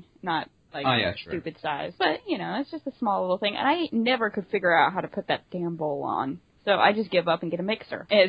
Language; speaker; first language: English; native; English